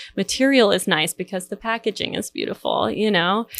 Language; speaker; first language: English; native; English